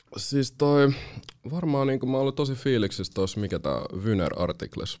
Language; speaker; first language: Finnish; early bilingual, other home language; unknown